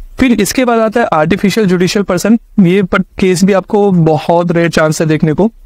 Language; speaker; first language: Hindi; native; Hindi